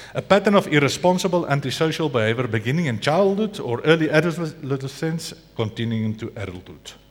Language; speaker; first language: English; non-native, local second language; Afrikaans